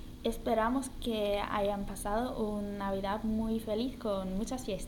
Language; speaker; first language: Spanish; non-native, learner; English